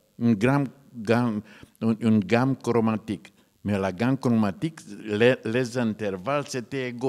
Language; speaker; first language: French; non-native, fluent; Romanian